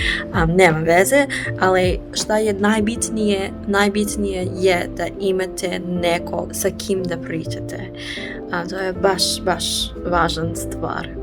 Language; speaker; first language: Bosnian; non-native, learner; French